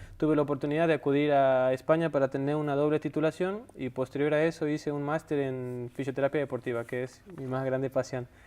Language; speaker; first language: Spanish; native; Spanish